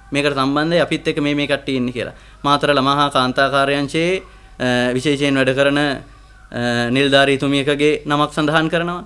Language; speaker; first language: Sinhala; native; Sinhala